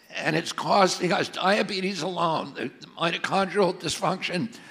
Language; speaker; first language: English; native; English